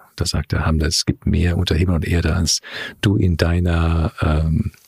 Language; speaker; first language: German; early bilingual, heritage; English